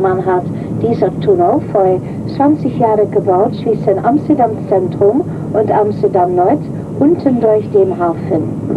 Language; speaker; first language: German; non-native, fluent; Dutch